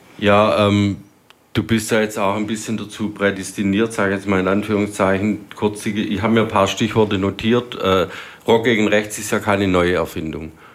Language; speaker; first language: German; native; German